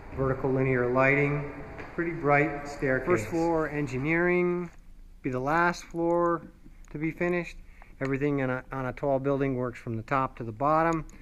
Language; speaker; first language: English; native; English